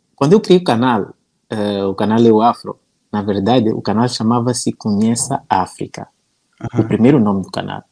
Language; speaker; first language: Portuguese; native; Portuguese